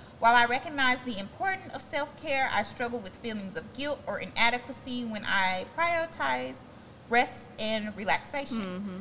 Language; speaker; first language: English; native; English